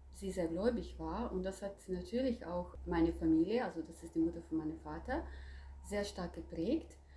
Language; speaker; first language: German; non-native, fluent; Croatian